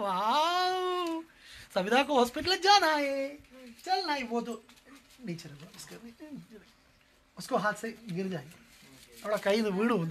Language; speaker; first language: Hindi; non-native, local second language; Malayalam